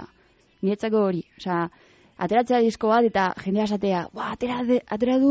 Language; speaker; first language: Basque; non-native, local second language; Spanish